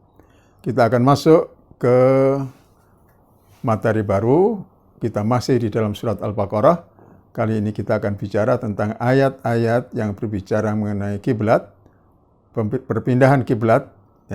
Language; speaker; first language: Indonesian; native; Indonesian